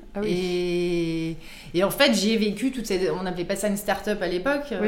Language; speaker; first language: French; native; French